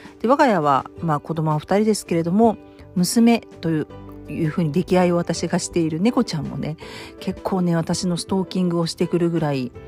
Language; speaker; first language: Japanese; native; Japanese